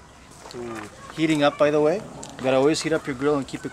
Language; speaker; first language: English; native; English